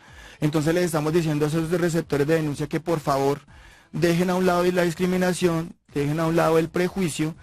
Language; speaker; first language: Spanish; native; Spanish